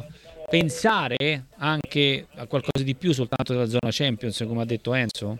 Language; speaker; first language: Italian; native; Italian